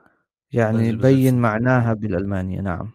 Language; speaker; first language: Arabic; non-native, fluent; German